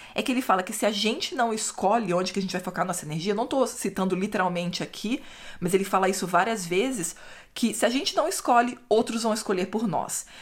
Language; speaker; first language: Portuguese; native; Portuguese